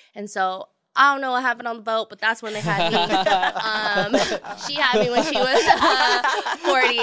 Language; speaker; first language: English; native; English